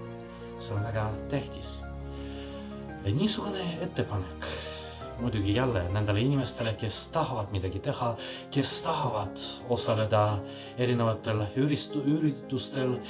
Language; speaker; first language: Estonian; non-native, fluent; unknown